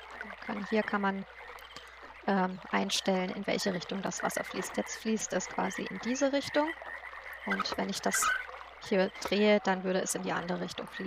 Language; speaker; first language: German; native; German